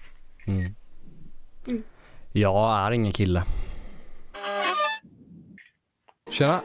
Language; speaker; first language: Swedish; native; Swedish